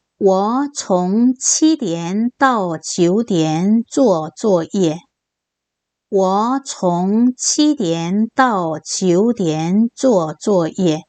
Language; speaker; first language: Chinese; non-native, fluent; Korean